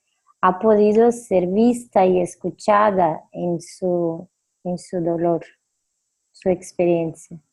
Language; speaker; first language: Spanish; non-native, fluent; Portuguese